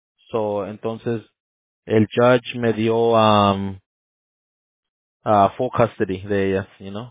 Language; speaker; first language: English; early bilingual, other home language; Spanish